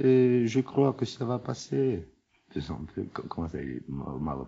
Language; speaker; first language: French; non-native, learner; Russian